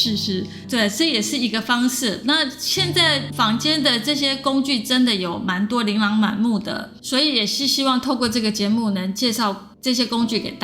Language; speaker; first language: Chinese; native; Chinese